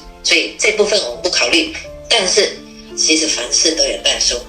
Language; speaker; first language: Chinese; native; Chinese